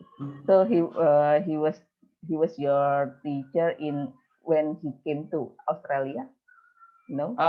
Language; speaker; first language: English; non-native, fluent; Indonesian